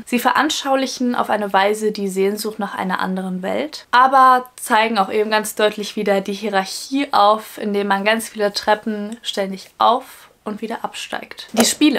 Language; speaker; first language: German; native; German